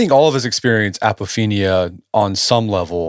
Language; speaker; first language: English; native; English